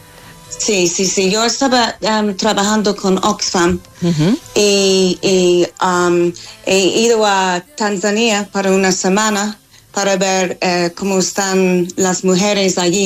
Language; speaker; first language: Spanish; non-native, fluent; English